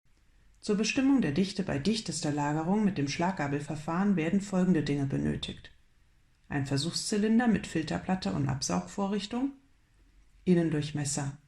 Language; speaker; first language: German; native; German